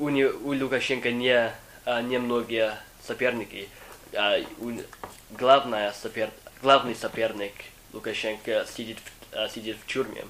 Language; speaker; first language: Russian; non-native, fluent; English